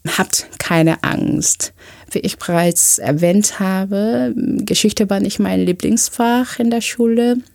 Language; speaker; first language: German; non-native, fluent; Korean